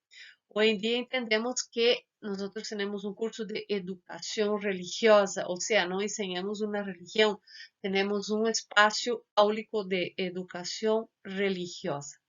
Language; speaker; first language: Spanish; non-native, fluent; Portuguese